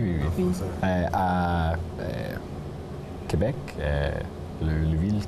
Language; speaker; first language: French; non-native, learner; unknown